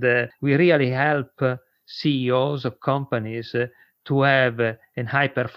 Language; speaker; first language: English; non-native, fluent; Italian